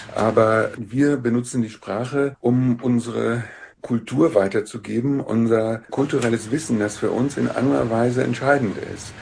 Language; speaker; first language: German; native; German